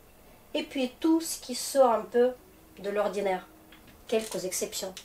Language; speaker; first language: French; non-native, fluent; Russian